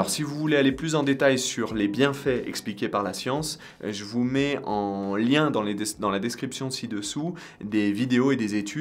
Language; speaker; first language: French; native; French